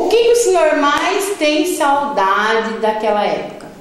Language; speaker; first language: Portuguese; native; Portuguese